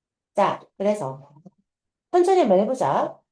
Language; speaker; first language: Korean; native; Korean